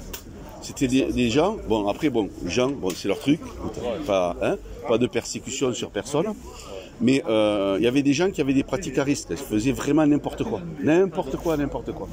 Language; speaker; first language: French; native; French